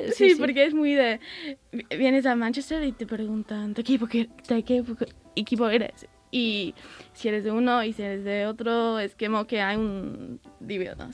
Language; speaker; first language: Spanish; early bilingual, heritage; English